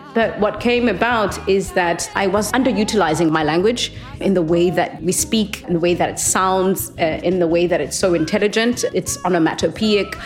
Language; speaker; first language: English; non-native, local second language; Xhosa